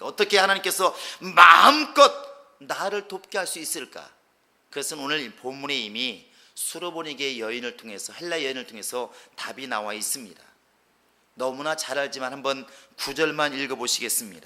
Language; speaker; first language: Korean; native; Korean